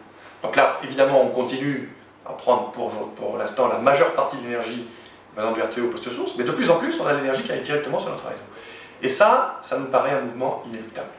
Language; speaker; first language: French; native; French